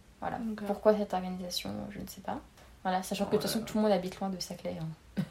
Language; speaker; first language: French; native; French